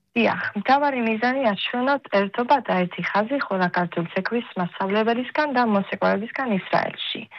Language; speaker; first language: Georgian; early bilingual, heritage; Hebrew